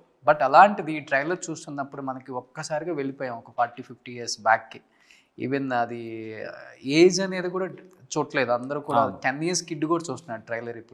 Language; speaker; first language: Telugu; native; Telugu